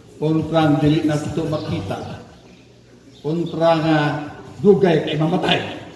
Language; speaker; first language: Cebuano; native; Cebuano